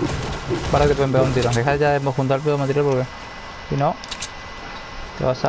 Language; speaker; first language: Spanish; native; Spanish